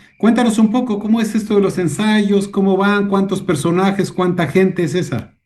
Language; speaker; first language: Spanish; native; Spanish